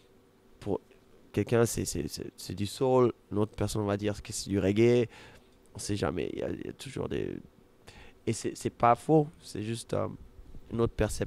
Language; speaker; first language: French; non-native, fluent; German